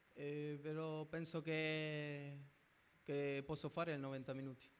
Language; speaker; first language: Italian; non-native, fluent; Spanish